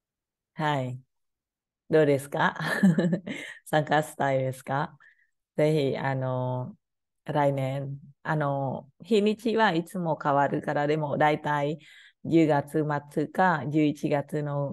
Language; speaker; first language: Japanese; non-native, learner; Khmer